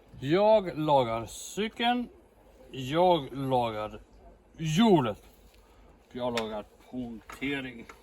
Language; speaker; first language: Swedish; early bilingual, other home language; Ukrainian